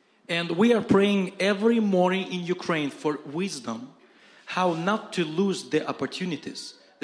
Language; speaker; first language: English; non-native, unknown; Ukrainian